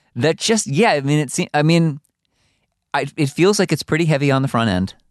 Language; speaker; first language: English; early bilingual, other home language; Hungarian